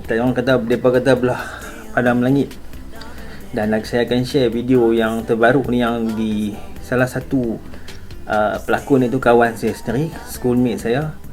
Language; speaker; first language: Malay; native; Malay